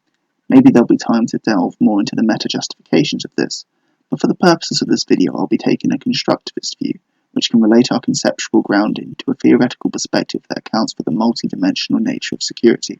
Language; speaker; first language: English; native; English